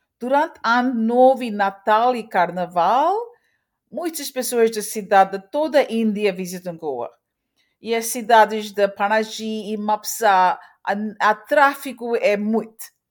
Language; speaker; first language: Portuguese; early bilingual, heritage; Portuguese